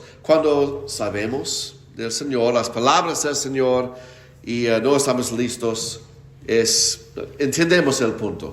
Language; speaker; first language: Spanish; non-native, fluent; English